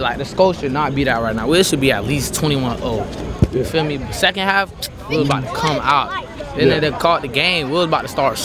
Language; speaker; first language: English; native; English